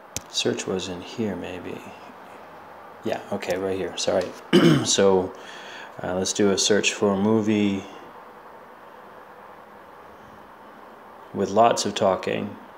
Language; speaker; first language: English; native; English